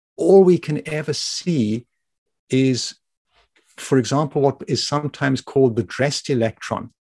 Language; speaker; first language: English; native; English